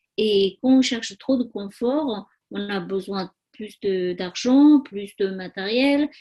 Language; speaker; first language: French; non-native, learner; Tibetan